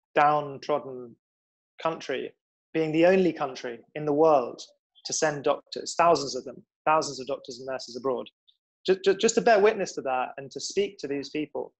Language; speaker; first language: English; native; English